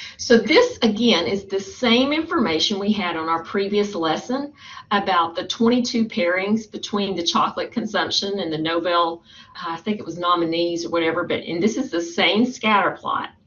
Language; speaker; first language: English; native; English